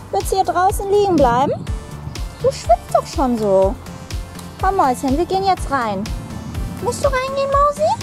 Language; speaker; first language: German; native; German